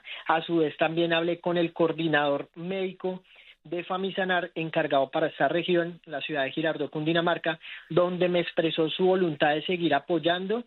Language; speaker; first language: Spanish; native; Spanish